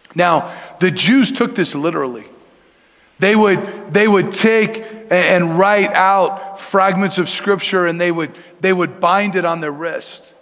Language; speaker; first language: English; native; English